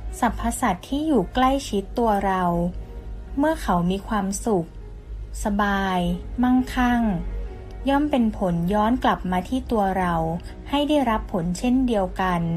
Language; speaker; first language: Thai; native; Thai